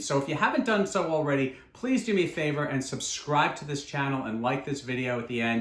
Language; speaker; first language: English; native; English